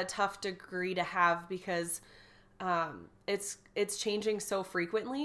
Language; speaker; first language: English; native; English